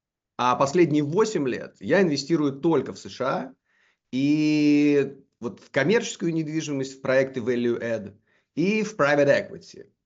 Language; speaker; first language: Russian; native; Russian